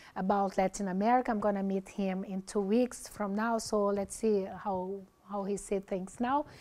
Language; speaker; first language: English; non-native, fluent; Portuguese